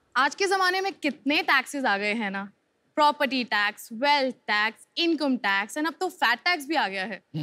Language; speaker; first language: Hindi; native; Hindi